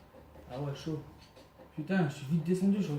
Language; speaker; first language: French; native; French